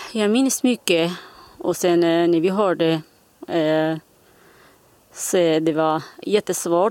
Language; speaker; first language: Swedish; non-native, learner; Kurdish